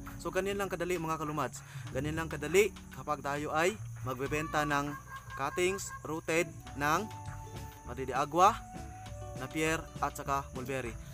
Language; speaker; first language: Filipino; non-native, local second language; Cebuano